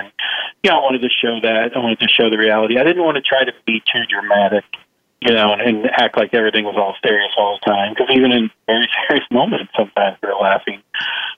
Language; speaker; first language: English; native; English